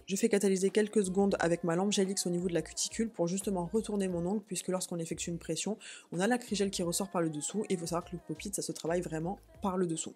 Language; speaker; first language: French; native; French